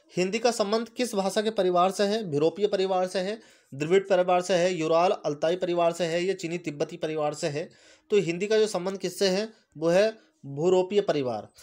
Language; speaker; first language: Hindi; native; Hindi